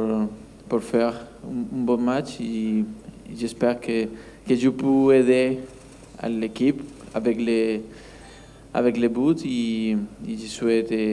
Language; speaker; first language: French; non-native, learner; Spanish